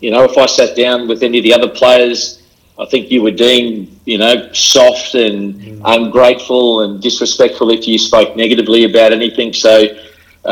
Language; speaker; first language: English; native; English